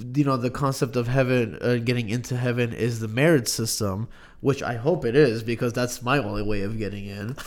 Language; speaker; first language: English; native; English